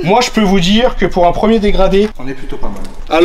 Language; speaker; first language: French; native; French